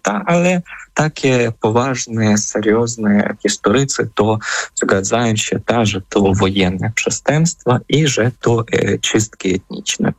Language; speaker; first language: Polish; non-native, fluent; Ukrainian